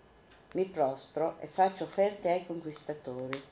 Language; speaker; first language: Italian; native; Italian